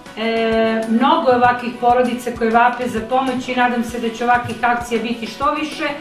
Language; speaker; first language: Serbian; native; Serbian